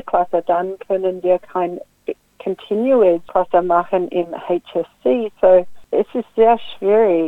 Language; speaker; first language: German; non-native, fluent; English